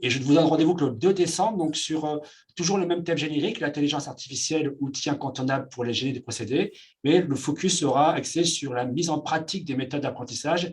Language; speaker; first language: French; native; French